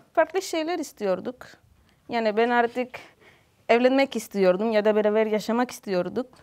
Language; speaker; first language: Turkish; non-native, learner; Spanish